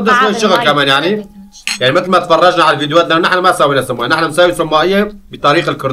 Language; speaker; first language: Arabic; non-native, local second language; Kurdish